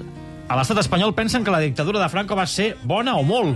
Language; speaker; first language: Catalan; native; Catalan